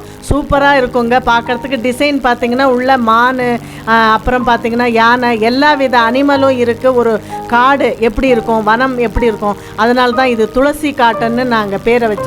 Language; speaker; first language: Tamil; native; Tamil